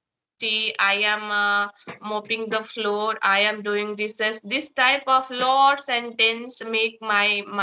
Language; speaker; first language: English; non-native, learner; Hindi